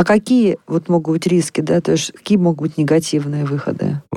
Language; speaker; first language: Russian; native; Russian